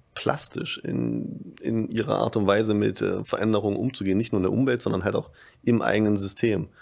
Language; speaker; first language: German; native; German